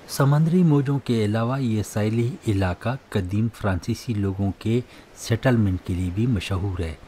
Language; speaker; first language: Urdu; native; Urdu